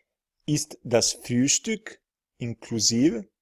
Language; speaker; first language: German; non-native, fluent; Serbian